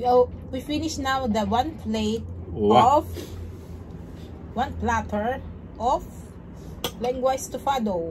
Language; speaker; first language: English; non-native, local second language; Filipino